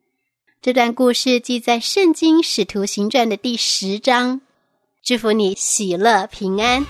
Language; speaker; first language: Chinese; native; Chinese